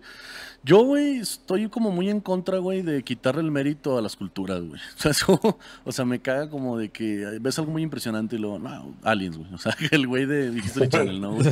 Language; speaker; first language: Spanish; native; Spanish